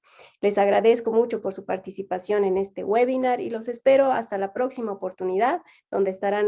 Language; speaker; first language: Spanish; native; Spanish